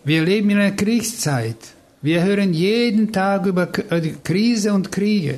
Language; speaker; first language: German; non-native, fluent; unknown